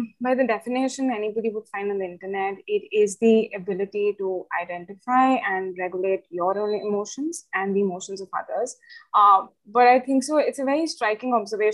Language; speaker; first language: English; non-native, local second language; Hindi